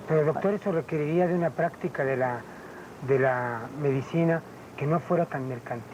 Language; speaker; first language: Spanish; native; Spanish